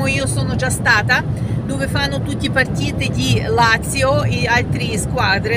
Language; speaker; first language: Italian; non-native, fluent; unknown